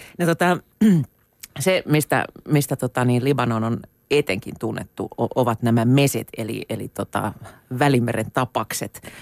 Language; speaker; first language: Finnish; native; Finnish